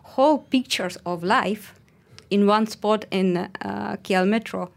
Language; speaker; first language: English; non-native, fluent; Russian